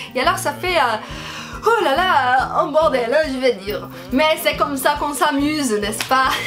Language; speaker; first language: French; non-native, fluent; Portuguese